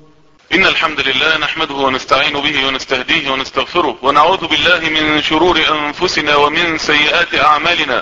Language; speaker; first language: Arabic; native; Arabic